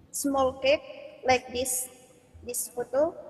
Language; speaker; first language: English; non-native, learner; Indonesian